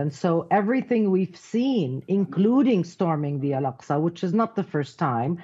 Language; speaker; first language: English; non-native, fluent; Arabic